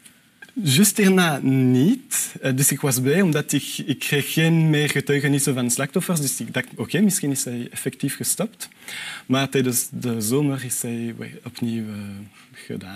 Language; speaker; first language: Dutch; non-native, local second language; French